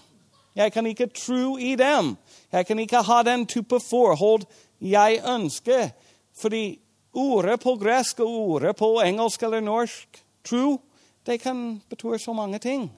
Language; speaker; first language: Norwegian; non-native, fluent; English